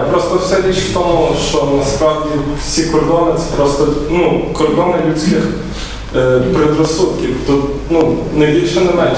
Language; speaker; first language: Polish; non-native, learner; Ukrainian